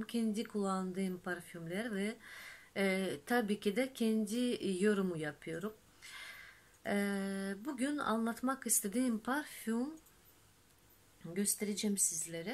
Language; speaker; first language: Turkish; non-native, fluent; Russian